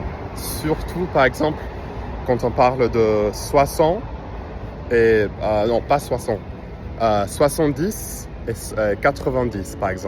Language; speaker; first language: French; non-native, fluent; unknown